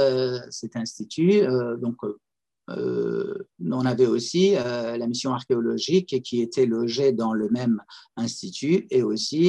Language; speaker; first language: French; non-native, fluent; Persian